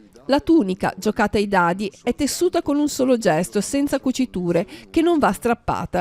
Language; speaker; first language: Italian; native; Italian